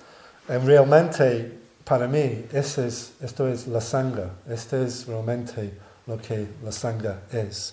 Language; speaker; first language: Spanish; non-native, learner; English